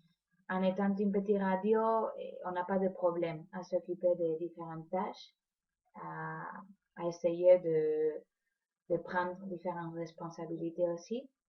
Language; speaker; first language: French; non-native, fluent; Spanish